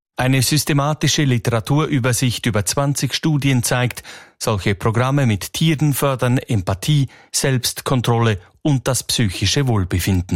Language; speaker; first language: German; native; German